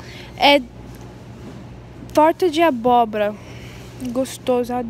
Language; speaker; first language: Portuguese; early bilingual, heritage; Portuguese